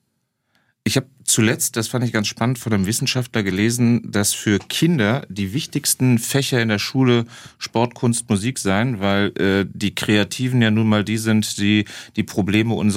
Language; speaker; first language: German; native; German